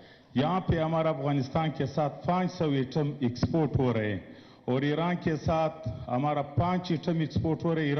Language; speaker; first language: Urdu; non-native, local second language; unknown